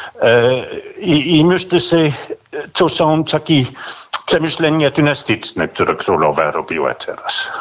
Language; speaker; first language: Polish; non-native, fluent; Danish